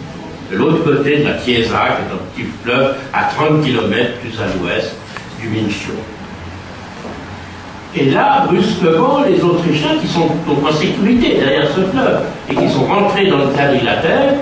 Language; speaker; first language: French; native; French